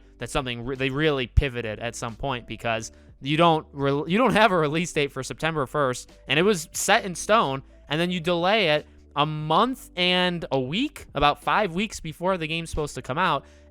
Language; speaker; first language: English; native; English